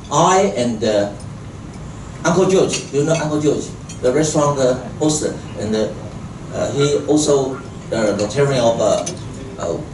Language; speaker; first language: English; non-native, local second language; Chinese